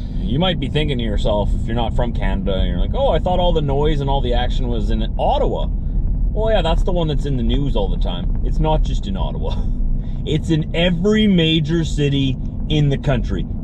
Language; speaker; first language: English; native; English